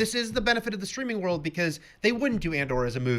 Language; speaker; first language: English; native; English